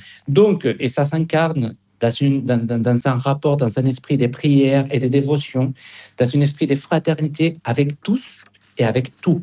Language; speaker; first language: French; non-native, fluent; Spanish